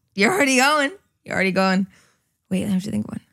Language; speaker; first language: English; early bilingual, other home language; Polish